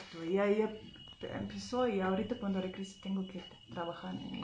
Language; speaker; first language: Spanish; non-native, fluent; German